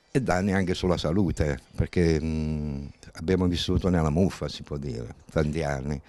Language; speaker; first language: Italian; native; Italian